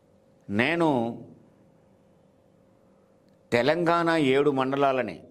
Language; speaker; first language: Telugu; native; Telugu